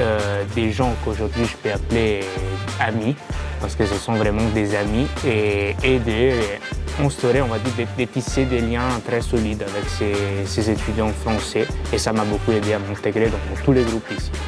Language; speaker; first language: French; non-native, fluent; Italian